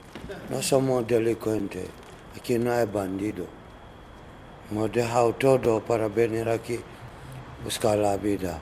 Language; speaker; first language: Spanish; non-native, learner; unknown